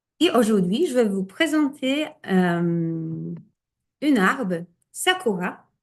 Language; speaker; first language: French; non-native, fluent; Polish